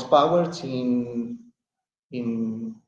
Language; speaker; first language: English; non-native, learner; Spanish